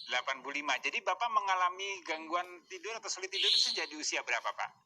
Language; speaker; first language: Indonesian; native; Indonesian